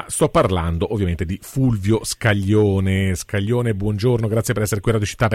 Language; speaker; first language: Italian; native; Italian